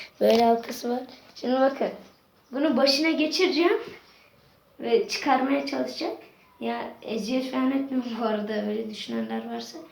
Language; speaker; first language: Turkish; native; Turkish